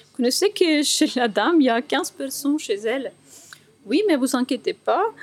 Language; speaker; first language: French; non-native, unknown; Ukrainian